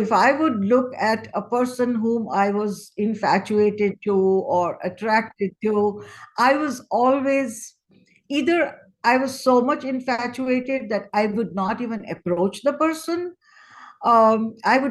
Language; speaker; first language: English; non-native, local second language; Hindi